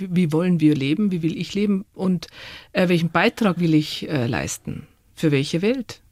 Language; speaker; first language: German; native; German